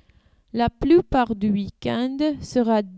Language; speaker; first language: French; non-native, learner; English